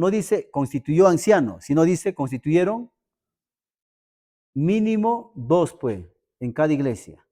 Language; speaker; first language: Spanish; native; Spanish